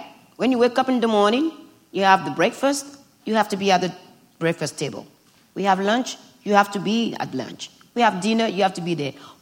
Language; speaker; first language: English; non-native, fluent; Fon